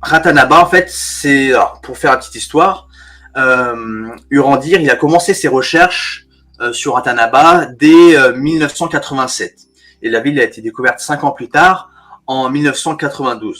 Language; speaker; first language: French; native; French